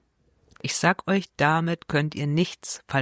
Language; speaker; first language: German; native; German